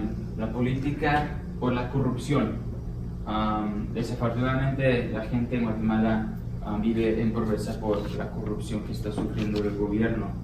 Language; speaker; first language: Spanish; early bilingual, heritage; Spanish